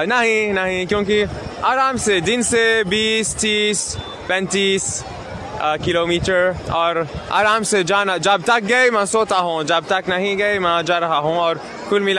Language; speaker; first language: Hindi; non-native, learner; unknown